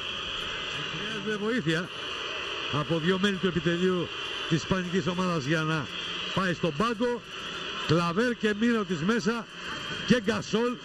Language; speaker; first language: Greek; native; Greek